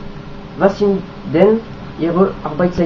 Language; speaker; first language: German; non-native, learner; French